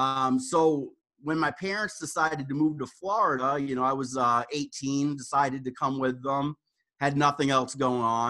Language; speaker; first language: English; native; English